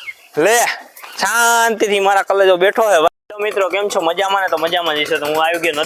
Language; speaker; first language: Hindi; non-native, local second language; Gujarati